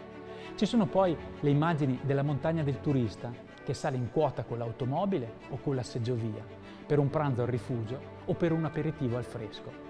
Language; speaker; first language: Italian; native; Italian